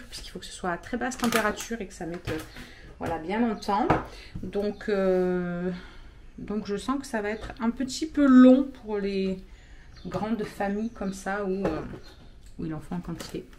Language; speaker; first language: French; native; French